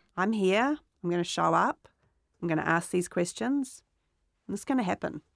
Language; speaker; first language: English; native; English